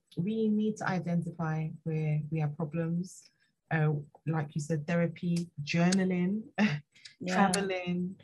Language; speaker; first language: English; native; English